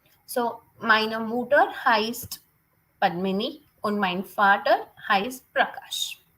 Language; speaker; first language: German; non-native, fluent; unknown